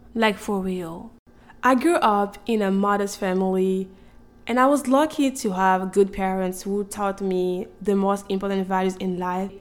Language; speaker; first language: English; non-native, fluent; French